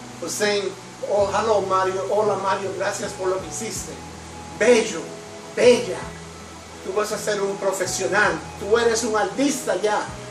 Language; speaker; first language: Spanish; early bilingual, heritage; Spanish